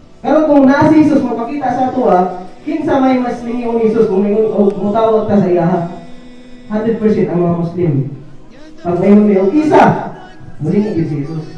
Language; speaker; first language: Cebuano; non-native, local second language; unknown